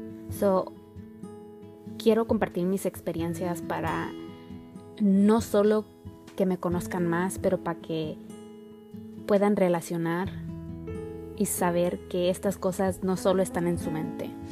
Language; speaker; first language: Spanish; early bilingual, heritage; Spanish